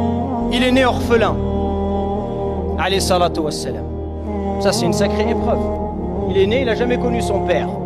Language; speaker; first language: French; native; French